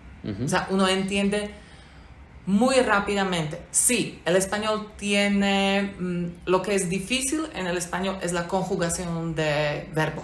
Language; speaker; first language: Spanish; non-native, fluent; Slovak